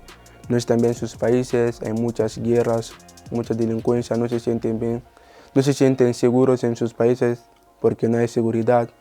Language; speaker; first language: Spanish; non-native, fluent; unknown